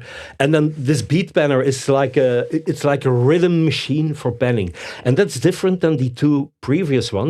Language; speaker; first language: English; non-native, fluent; Dutch